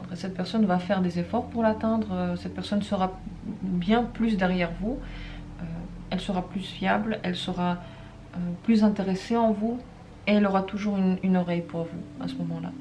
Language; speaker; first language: French; native; French